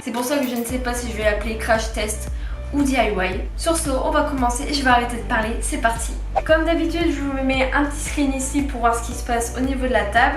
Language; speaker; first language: French; native; French